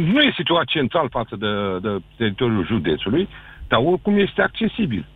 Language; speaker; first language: Romanian; native; Romanian